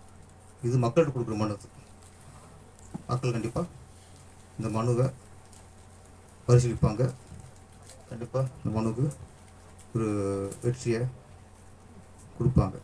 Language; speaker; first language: Tamil; native; Tamil